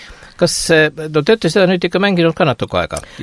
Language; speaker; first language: Estonian; native; Estonian